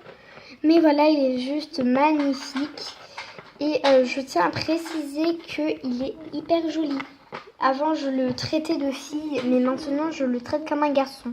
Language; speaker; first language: French; native; French